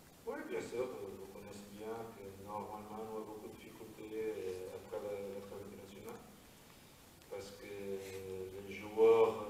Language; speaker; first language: French; non-native, learner; Portuguese